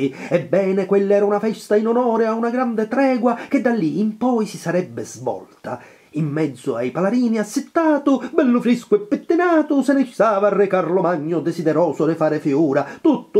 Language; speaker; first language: Italian; native; Italian